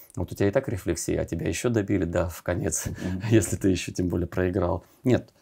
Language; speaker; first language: Russian; native; Russian